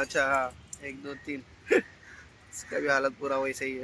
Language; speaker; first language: Hindi; non-native, local second language; Marathi